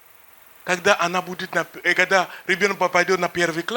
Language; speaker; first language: Russian; non-native, fluent; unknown